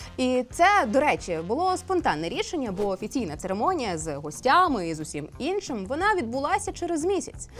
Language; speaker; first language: Ukrainian; native; Ukrainian